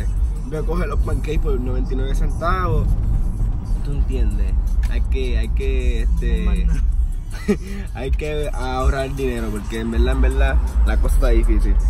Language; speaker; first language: Spanish; early bilingual, heritage; English